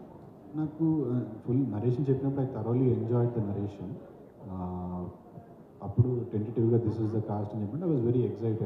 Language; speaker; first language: Telugu; native; Telugu